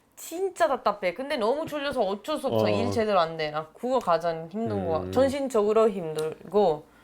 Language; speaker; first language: Korean; non-native, fluent; Italian